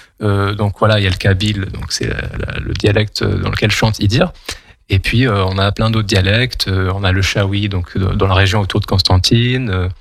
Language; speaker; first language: French; non-native, local second language; Kabyle